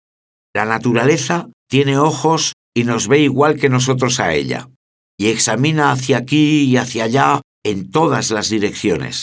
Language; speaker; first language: Spanish; native; Spanish